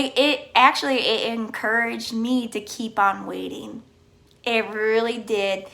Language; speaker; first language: English; native; English